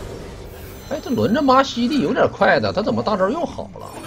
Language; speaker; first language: Chinese; native; Chinese